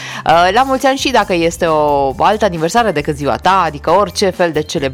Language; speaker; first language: Romanian; native; Romanian